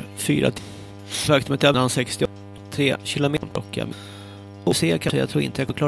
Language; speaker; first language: Swedish; native; Swedish